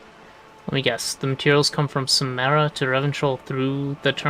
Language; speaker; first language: English; native; English